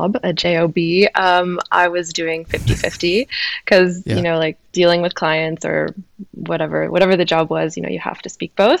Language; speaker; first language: English; native; English